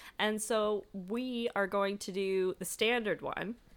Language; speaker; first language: English; native; English